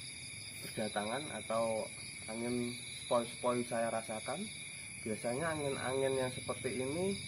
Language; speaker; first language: Indonesian; native; Indonesian